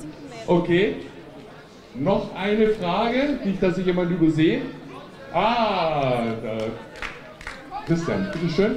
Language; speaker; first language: German; native; German